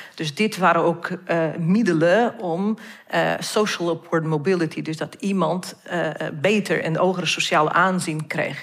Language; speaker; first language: Dutch; non-native, fluent; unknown